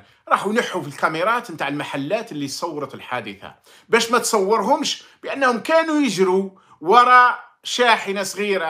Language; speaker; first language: Arabic; native; Arabic